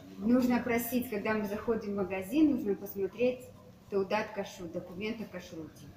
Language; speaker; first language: Russian; native; Russian